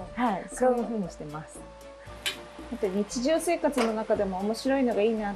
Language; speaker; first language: Japanese; native; Japanese